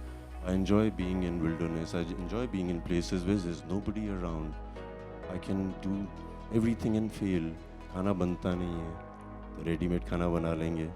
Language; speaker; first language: Hindi; native; Hindi